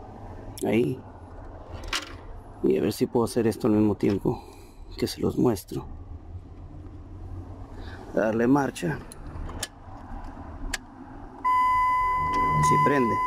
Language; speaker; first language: Spanish; native; Spanish